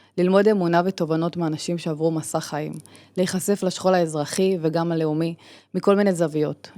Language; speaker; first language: Hebrew; native; Hebrew